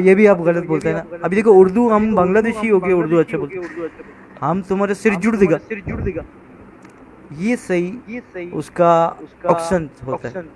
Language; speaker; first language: Hindi; non-native, fluent; Bangla